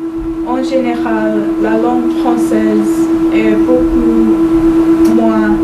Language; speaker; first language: French; non-native, learner; English